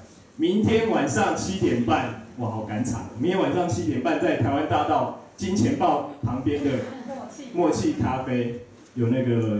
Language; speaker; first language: Chinese; native; Chinese